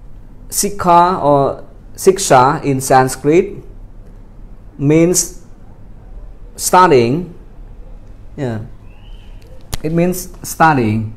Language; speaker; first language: English; non-native, fluent; Khmer